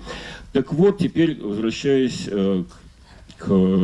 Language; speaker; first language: Russian; native; Russian